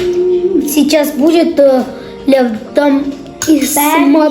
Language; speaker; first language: Russian; non-native, local second language; Kazakh